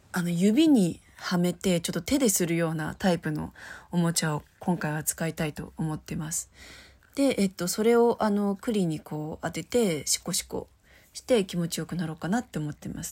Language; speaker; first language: Japanese; native; Japanese